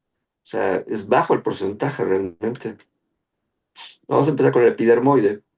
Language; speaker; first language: Spanish; native; Spanish